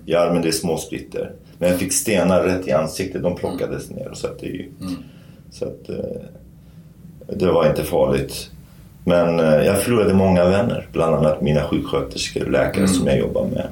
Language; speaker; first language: Swedish; non-native, fluent; Kurdish